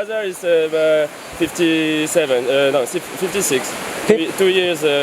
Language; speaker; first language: English; non-native, fluent; French